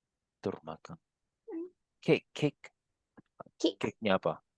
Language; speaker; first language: Indonesian; non-native, learner; Japanese